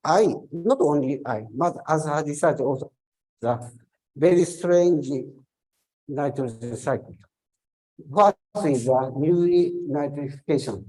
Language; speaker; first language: English; non-native, learner; Japanese